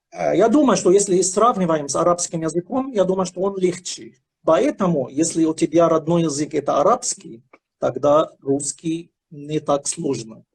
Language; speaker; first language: Russian; non-native, fluent; Arabic